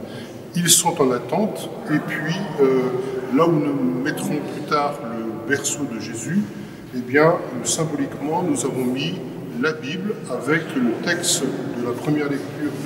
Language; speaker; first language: French; native; French